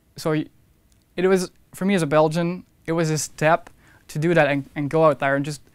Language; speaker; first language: English; non-native, fluent; Dutch